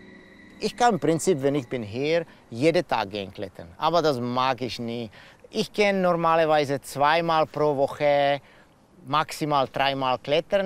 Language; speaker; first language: German; non-native, learner; Czech